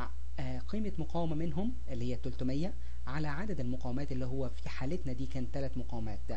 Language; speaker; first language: Arabic; native; Arabic